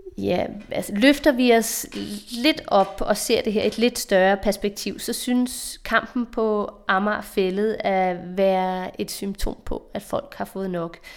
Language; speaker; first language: Danish; native; Danish